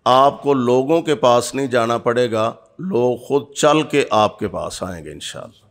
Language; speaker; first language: Urdu; non-native, local second language; Punjabi